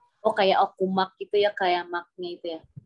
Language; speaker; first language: Indonesian; native; Indonesian